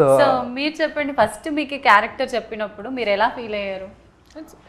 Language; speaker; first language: Telugu; native; Telugu